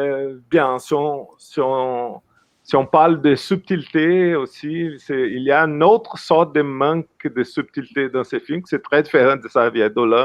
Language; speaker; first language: French; non-native, fluent; Portuguese